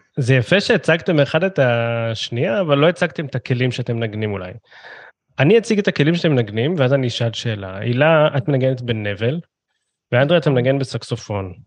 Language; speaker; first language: Hebrew; native; Hebrew